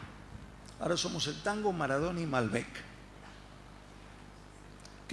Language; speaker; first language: Spanish; native; Spanish